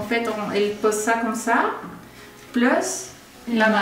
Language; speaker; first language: French; non-native, fluent; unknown